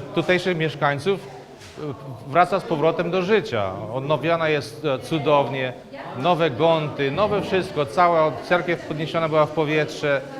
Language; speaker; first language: Polish; non-native, local second language; Rusyn